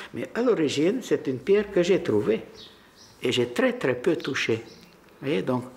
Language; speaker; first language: French; non-native, fluent; Hungarian